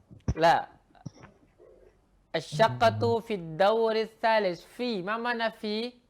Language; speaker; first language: Arabic; non-native, fluent; Indonesian